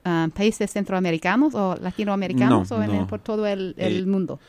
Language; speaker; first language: Spanish; non-native, fluent; English